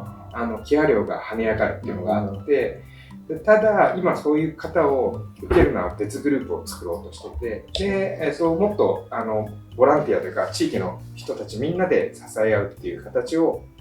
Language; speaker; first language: Japanese; native; Japanese